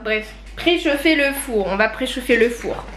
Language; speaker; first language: French; native; French